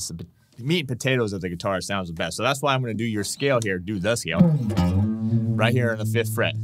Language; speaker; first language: English; native; English